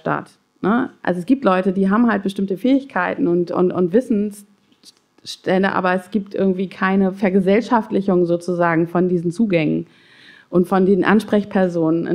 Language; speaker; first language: German; native; German